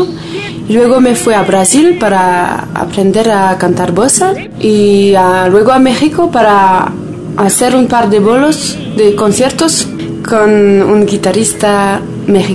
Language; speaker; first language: Spanish; non-native, fluent; French